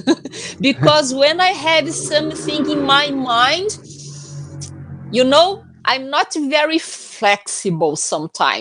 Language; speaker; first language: English; non-native, fluent; Portuguese